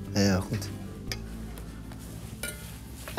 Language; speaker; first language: Dutch; non-native, fluent; French